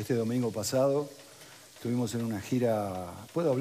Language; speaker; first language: Spanish; native; Spanish